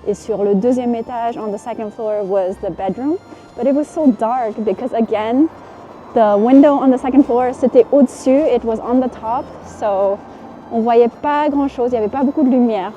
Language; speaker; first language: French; non-native, fluent; English